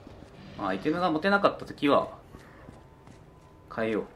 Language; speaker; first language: Japanese; native; Japanese